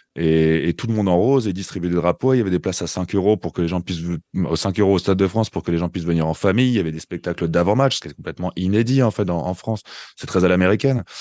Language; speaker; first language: French; native; French